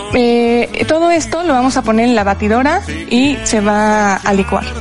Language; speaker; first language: Spanish; native; Spanish